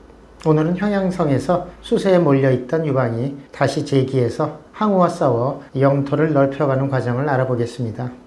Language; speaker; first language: Korean; native; Korean